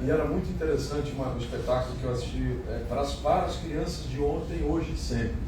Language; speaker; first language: Portuguese; native; Portuguese